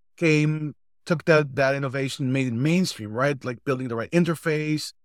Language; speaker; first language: English; non-native, fluent; Hebrew